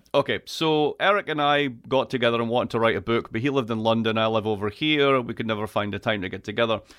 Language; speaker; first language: English; native; English